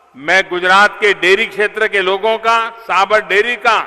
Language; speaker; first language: Hindi; non-native, local second language; Gujarati